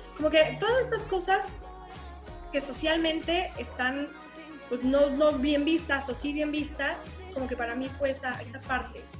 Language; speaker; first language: Spanish; native; Spanish